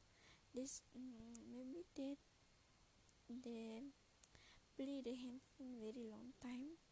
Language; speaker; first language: English; non-native, learner; Malay